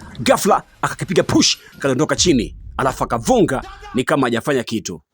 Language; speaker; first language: Swahili; native; Swahili